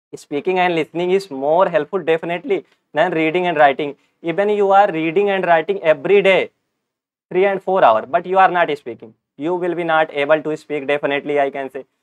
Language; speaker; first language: English; non-native, local second language; Hindi